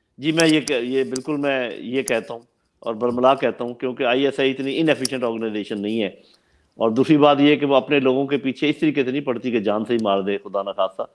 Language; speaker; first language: Urdu; non-native, local second language; Punjabi